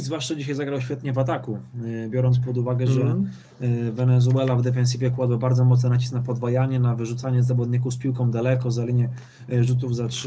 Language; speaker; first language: Polish; native; Polish